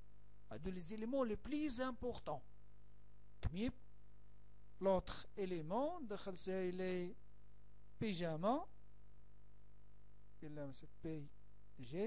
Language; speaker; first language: French; non-native, local second language; Arabic